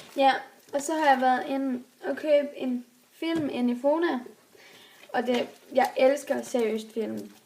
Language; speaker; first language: Danish; native; Danish